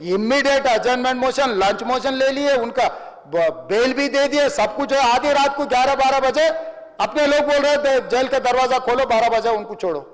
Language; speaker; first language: Hindi; non-native, local second language; Telugu